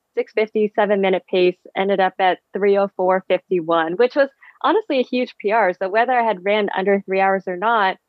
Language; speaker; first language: English; early bilingual, other home language; Vietnamese